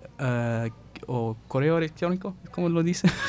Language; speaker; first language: Spanish; non-native, learner; German